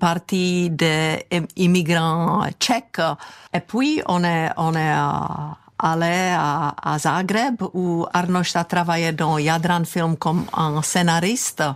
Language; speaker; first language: French; non-native, fluent; Czech